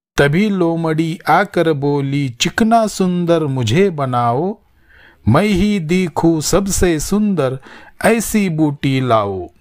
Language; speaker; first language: Hindi; non-native, local second language; Marathi